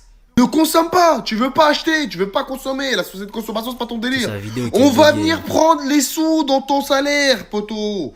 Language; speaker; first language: French; native; French